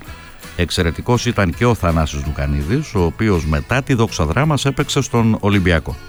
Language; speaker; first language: Greek; native; Greek